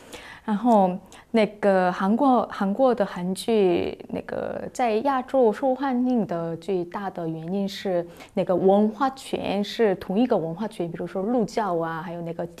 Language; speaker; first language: Chinese; non-native, fluent; Korean